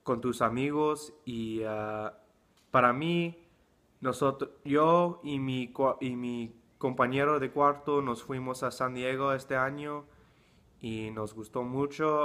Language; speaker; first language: Spanish; early bilingual, heritage; English